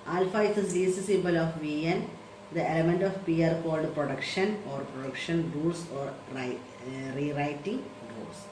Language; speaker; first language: English; non-native, local second language; Malayalam